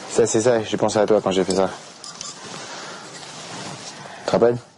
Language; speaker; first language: French; native; French